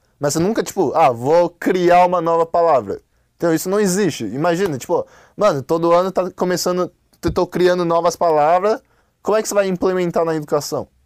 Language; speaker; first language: Portuguese; non-native, fluent; Chinese